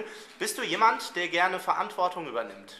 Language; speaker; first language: German; native; German